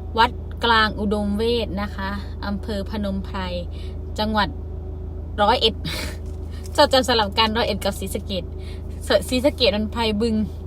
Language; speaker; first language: Thai; non-native, local second language; Khmer